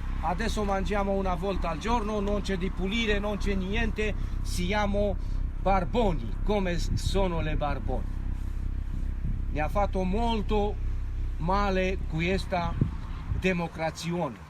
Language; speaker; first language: Italian; non-native, learner; Romanian